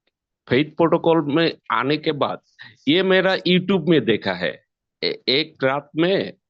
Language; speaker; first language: Hindi; non-native, learner; Bangla